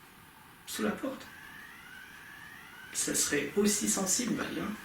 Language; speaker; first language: French; native; French